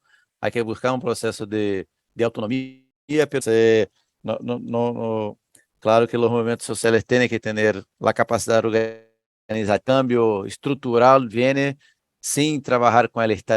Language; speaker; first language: Spanish; non-native, learner; Portuguese